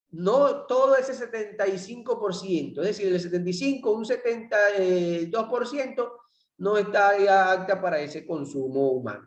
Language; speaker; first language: Spanish; native; Spanish